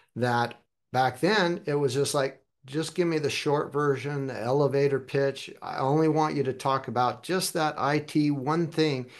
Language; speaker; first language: English; early bilingual, other home language; German